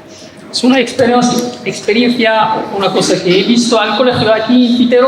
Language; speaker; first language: Spanish; non-native, learner; Arabic